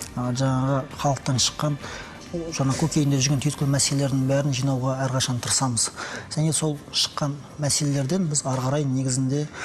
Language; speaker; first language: Kazakh; non-native, local second language; Russian